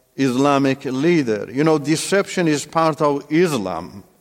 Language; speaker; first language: English; non-native, fluent; Turkish